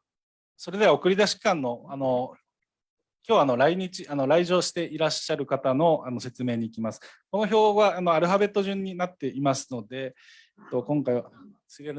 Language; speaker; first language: Japanese; native; Japanese